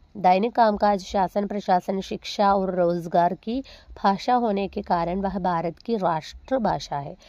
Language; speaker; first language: Hindi; non-native, local second language; Malayalam